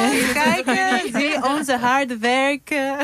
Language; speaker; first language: Dutch; non-native, learner; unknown